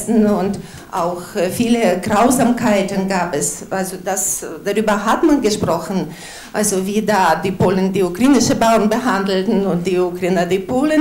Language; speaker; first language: German; non-native, fluent; Ukrainian